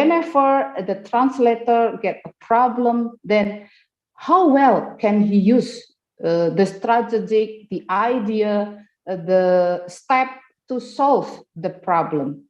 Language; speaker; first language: English; non-native, fluent; Indonesian